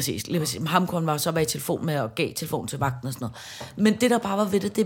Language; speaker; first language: Danish; native; Danish